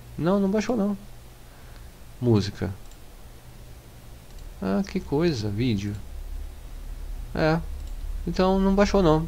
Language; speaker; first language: Portuguese; native; Portuguese